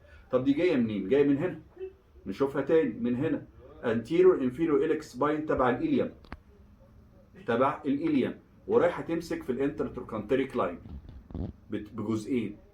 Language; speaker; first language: Arabic; native; Arabic